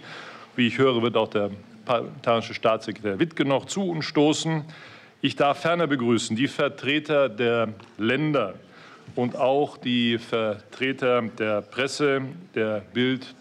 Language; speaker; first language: German; native; German